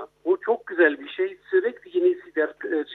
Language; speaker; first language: Turkish; non-native, fluent; German